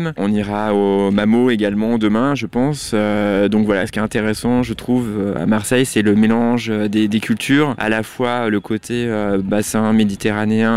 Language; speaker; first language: French; native; French